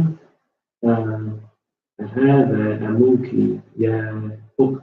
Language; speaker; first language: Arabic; non-native, learner; English